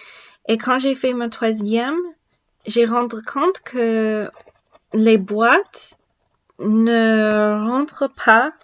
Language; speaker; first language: French; non-native, learner; English